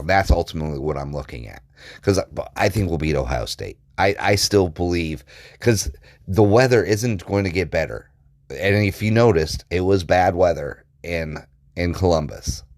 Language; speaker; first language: English; native; English